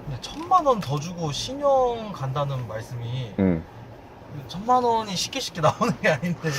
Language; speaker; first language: Korean; native; Korean